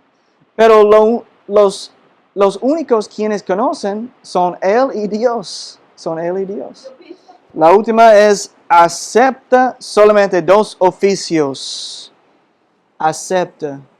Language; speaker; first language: Spanish; non-native, fluent; English